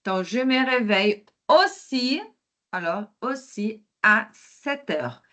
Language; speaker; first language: French; non-native, fluent; Portuguese